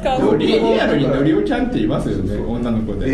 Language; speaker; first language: Japanese; native; Japanese